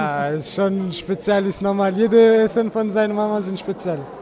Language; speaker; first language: German; non-native, learner; French